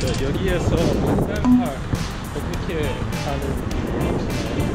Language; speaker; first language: Korean; non-native, learner; English